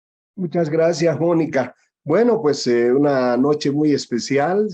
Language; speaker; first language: Spanish; native; Spanish